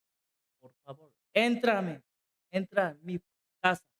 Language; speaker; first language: Spanish; non-native, learner; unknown